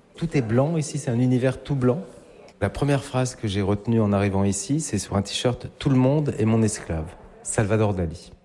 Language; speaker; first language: French; native; French